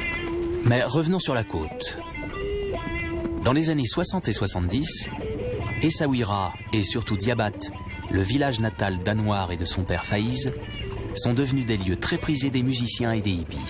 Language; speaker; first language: French; native; French